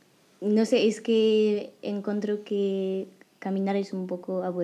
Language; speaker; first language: Spanish; non-native, learner; French